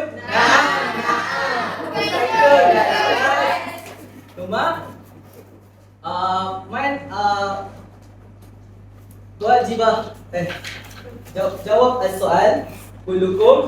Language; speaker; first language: Arabic; non-native, learner; Malay